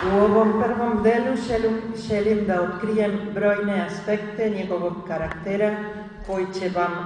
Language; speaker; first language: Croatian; early bilingual, heritage; Spanish